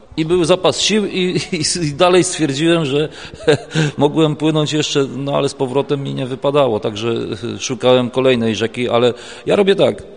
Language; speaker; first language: Polish; native; Polish